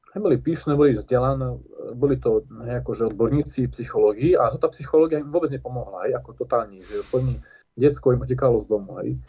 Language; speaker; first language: Slovak; non-native, local second language; Rusyn